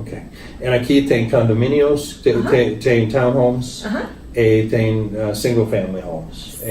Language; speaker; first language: Portuguese; non-native, learner; English